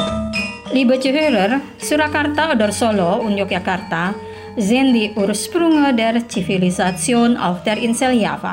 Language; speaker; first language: German; non-native, fluent; Indonesian